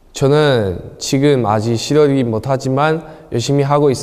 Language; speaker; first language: Korean; non-native, learner; Chinese